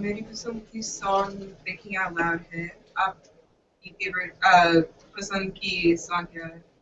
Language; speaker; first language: Hindi; non-native, learner; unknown